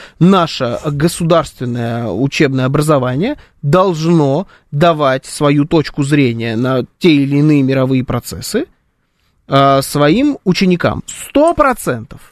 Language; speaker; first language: Russian; native; Russian